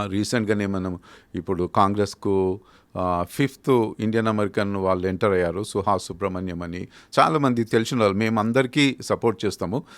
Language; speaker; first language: Telugu; native; Telugu